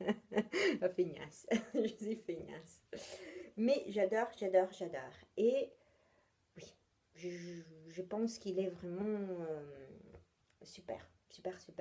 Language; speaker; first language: French; non-native, fluent; Italian